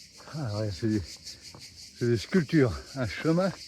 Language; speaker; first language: French; native; French